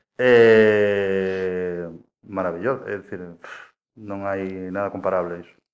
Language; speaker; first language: Galician; native; Galician